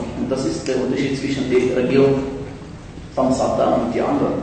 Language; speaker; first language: German; non-native, fluent; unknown